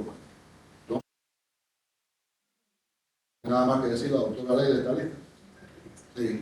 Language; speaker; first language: Spanish; native; Spanish